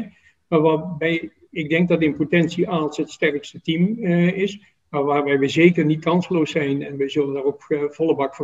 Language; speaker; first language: Dutch; native; Dutch